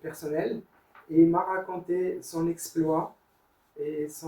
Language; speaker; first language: French; non-native, learner; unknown